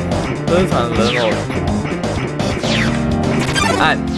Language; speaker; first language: Chinese; native; Chinese